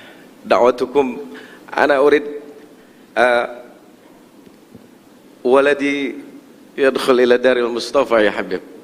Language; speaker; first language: Arabic; non-native, learner; Indonesian